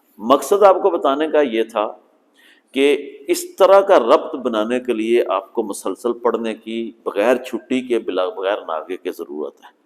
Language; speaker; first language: Urdu; native; Urdu